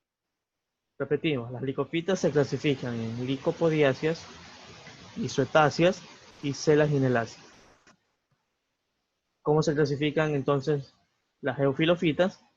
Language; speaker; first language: Spanish; native; Spanish